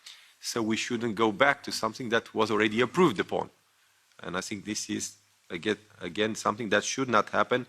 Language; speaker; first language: English; non-native, fluent; Romanian